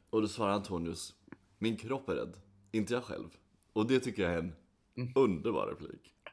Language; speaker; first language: Swedish; native; Swedish